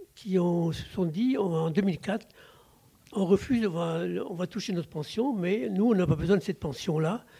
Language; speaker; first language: French; native; French